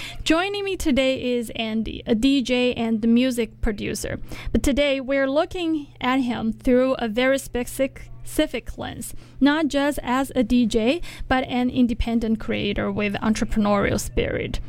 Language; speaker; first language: English; non-native, fluent; Chinese